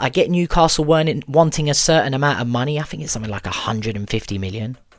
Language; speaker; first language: English; native; English